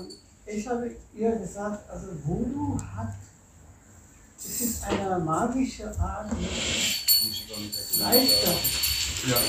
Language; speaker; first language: German; non-native, fluent; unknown